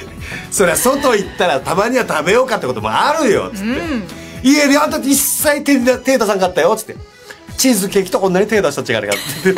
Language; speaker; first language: Japanese; native; Japanese